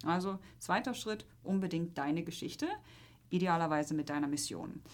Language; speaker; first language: German; non-native, fluent; Polish